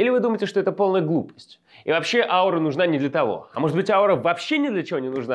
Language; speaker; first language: Russian; native; Russian